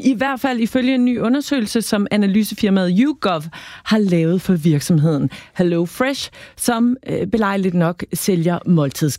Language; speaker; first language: Danish; native; Danish